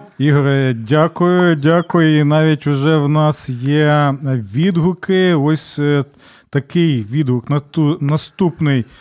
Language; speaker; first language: Ukrainian; native; Ukrainian